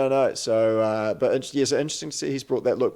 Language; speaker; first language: English; native; English